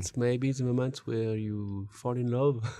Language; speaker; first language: English; non-native, learner; French